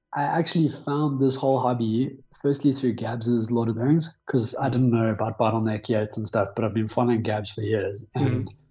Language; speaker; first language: English; native; English